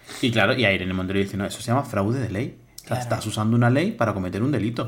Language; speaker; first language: Spanish; native; Spanish